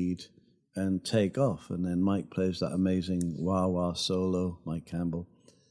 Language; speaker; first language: English; native; English